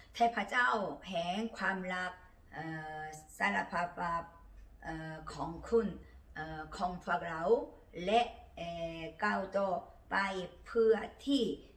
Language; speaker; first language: Thai; non-native, learner; Korean